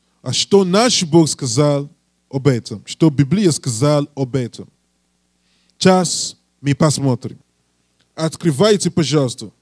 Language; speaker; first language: Russian; non-native, learner; English